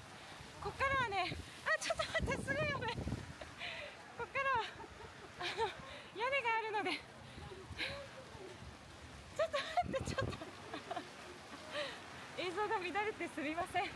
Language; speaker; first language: Japanese; native; Japanese